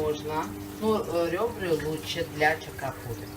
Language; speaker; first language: Russian; non-native, fluent; Georgian